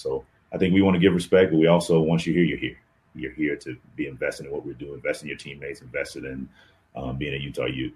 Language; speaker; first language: English; native; English